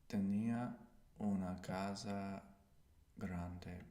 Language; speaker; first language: Spanish; non-native, learner; English